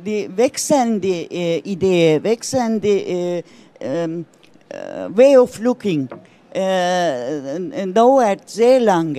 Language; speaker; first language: German; non-native, learner; Turkish